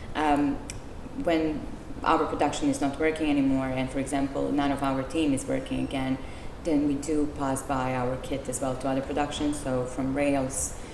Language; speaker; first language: English; non-native, fluent; Serbian